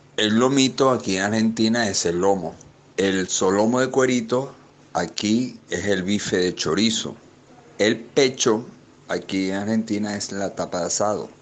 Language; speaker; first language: Spanish; native; Spanish